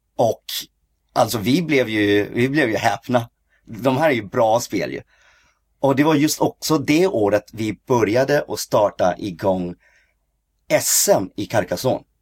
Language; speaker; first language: Swedish; early bilingual, other home language; Cantonese